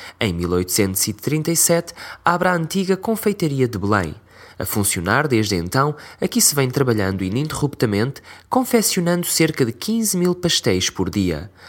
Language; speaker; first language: Portuguese; native; Portuguese